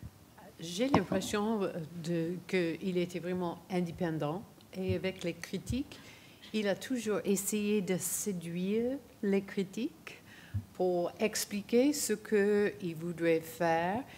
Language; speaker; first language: French; non-native, fluent; English